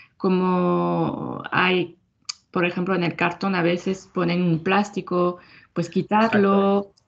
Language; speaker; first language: Spanish; non-native, fluent; French